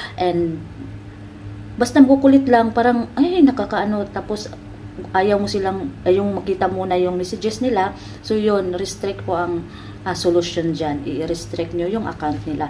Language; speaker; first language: Filipino; non-native, local second language; Cebuano